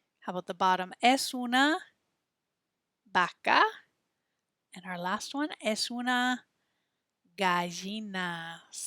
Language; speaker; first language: Spanish; non-native, fluent; English